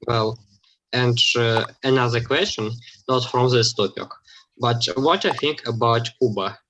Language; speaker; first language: English; non-native, learner; Russian